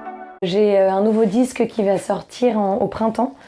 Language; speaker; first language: French; native; French